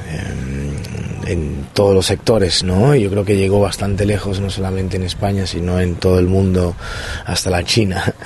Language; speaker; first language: Spanish; native; Spanish